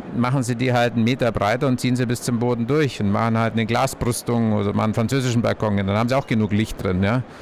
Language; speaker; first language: German; native; German